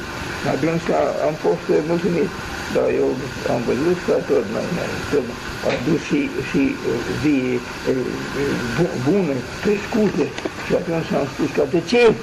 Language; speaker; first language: Romanian; non-native, local second language; German